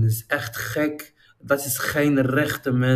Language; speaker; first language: Dutch; non-native, learner; Arabic